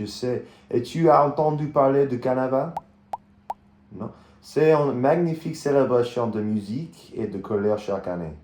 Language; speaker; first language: French; non-native, learner; English